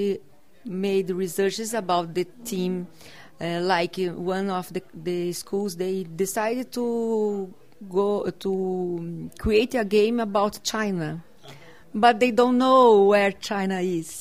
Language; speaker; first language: English; non-native, learner; Portuguese